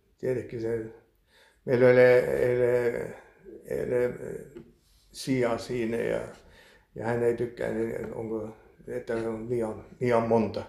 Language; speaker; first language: Finnish; early bilingual, heritage; Finnish